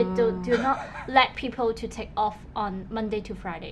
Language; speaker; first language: English; non-native, local second language; Cantonese